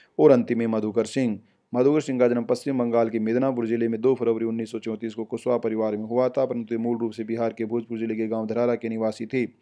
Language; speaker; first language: Hindi; native; Hindi